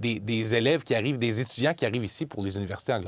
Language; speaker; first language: French; native; French